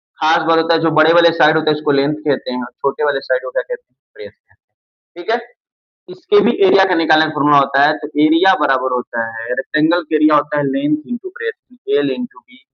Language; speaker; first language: Hindi; native; Hindi